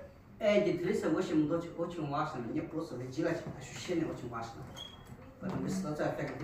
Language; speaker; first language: Russian; non-native, learner; Chinese